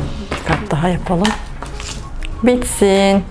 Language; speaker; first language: Turkish; native; Turkish